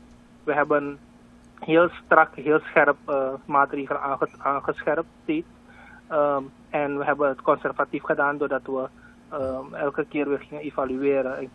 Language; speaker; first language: Dutch; native; Dutch